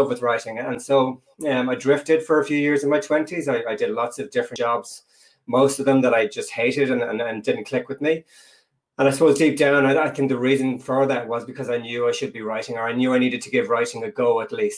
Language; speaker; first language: English; native; English